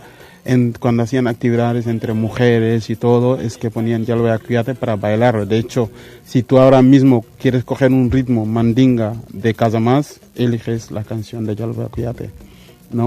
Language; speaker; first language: Spanish; non-native, fluent; Mandingo